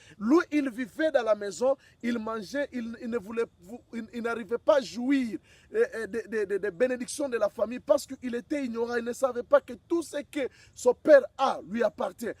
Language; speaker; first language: French; non-native, local second language; Swahili